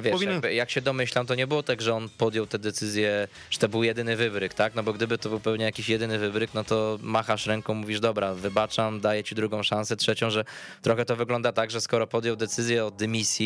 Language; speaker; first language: Polish; native; Polish